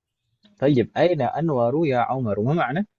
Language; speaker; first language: Arabic; non-native, fluent; Indonesian